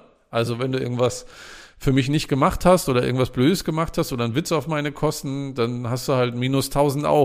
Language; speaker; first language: German; native; German